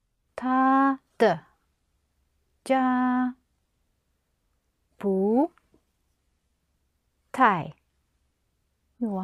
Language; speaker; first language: Chinese; non-native, learner; English